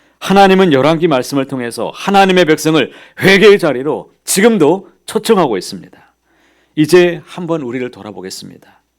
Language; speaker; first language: Korean; native; Korean